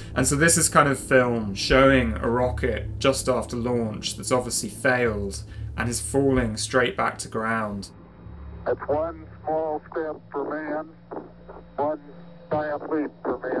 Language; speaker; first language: English; native; English